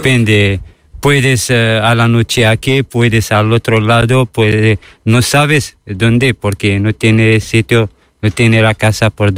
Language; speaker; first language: Spanish; non-native, learner; Arabic